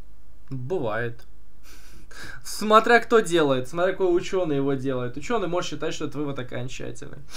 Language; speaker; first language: Russian; native; Russian